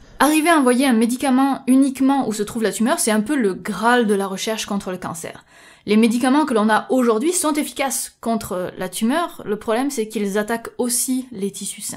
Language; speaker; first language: French; native; French